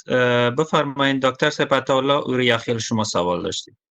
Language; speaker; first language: Persian; native; Persian